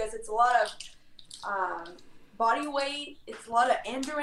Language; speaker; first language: English; non-native, fluent; French